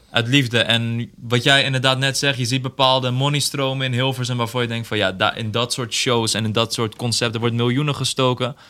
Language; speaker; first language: Dutch; early bilingual, other home language; Persian